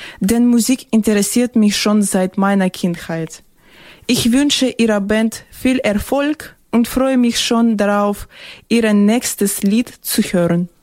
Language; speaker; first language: German; non-native, fluent; Ukrainian